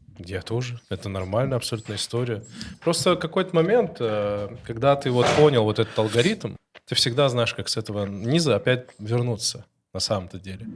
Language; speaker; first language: Russian; non-native, local second language; Ossetic